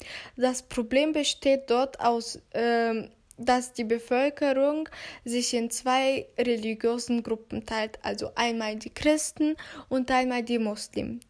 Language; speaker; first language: German; non-native, fluent; Turkish